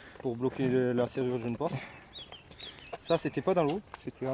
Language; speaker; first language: French; native; French